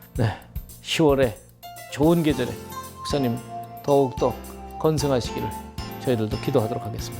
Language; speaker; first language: Korean; native; Korean